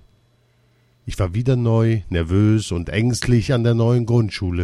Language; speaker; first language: German; early bilingual, other home language; Russian